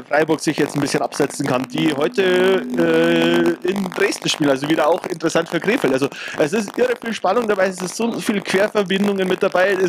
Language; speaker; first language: German; native; German